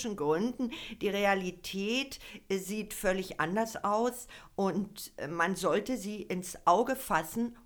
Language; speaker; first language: German; native; German